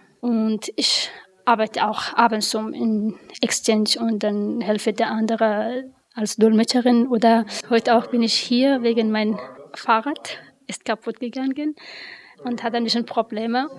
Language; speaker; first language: German; non-native, learner; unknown